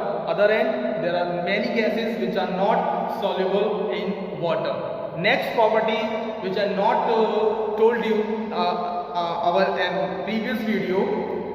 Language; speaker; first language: English; non-native, local second language; Hindi